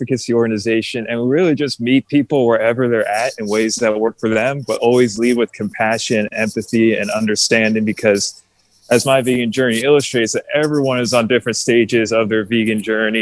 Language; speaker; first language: English; native; English